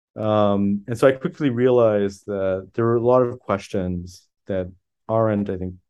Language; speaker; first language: English; early bilingual, other home language; French